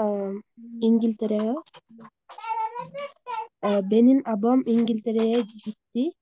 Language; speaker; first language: Turkish; non-native, learner; Kyrgyz